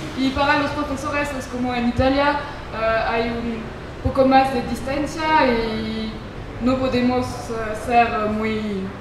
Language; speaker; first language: Spanish; non-native, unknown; French